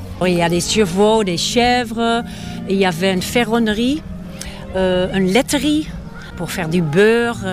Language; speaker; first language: French; non-native, fluent; Dutch